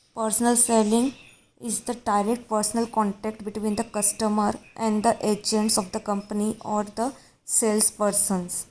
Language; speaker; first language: English; non-native, local second language; Hindi